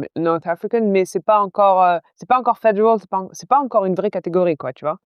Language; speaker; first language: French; non-native, local second language; Arabic